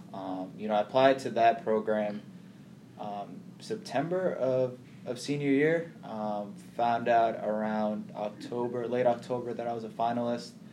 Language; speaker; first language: English; early bilingual, other home language; Somali